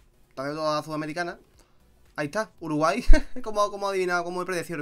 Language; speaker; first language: Spanish; native; Spanish